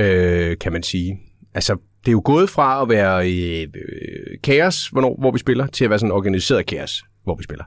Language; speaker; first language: Danish; native; Danish